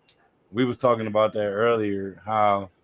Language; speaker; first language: English; native; English